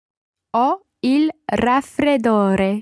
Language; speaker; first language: Italian; non-native, learner; English